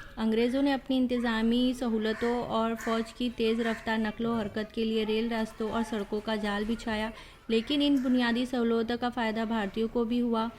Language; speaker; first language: Urdu; native; Urdu